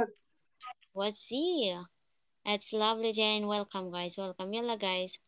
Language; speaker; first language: English; non-native, fluent; Filipino